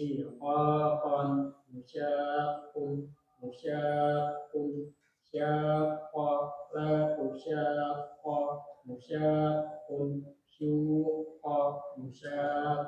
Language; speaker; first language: Arabic; non-native, learner; Indonesian